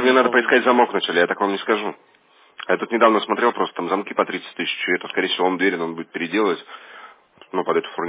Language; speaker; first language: Russian; native; Russian